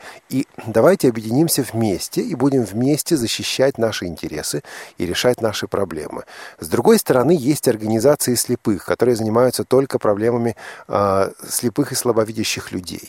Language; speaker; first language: Russian; native; Russian